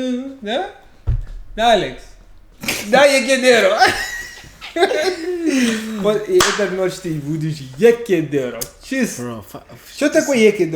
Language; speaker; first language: Russian; non-native, learner; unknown